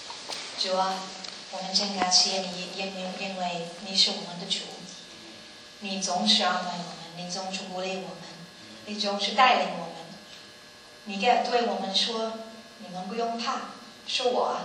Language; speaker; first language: Chinese; non-native, learner; English